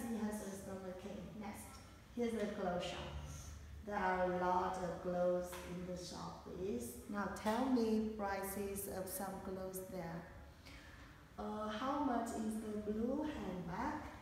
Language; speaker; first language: English; non-native, fluent; Vietnamese